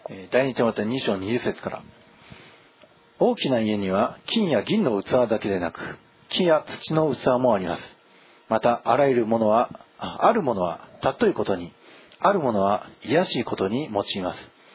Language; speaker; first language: Japanese; native; Japanese